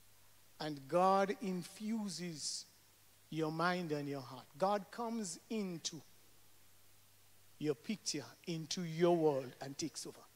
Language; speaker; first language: English; native; English